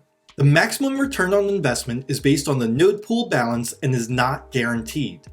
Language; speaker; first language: English; native; English